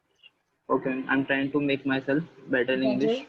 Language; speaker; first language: English; non-native, learner; Hindi